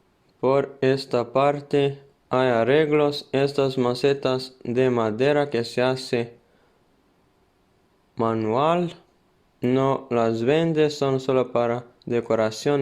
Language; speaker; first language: Spanish; non-native, fluent; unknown